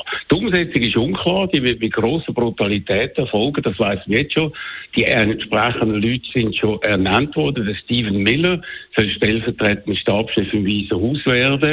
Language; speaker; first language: German; native; German